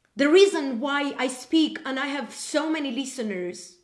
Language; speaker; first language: English; non-native, fluent; Armenian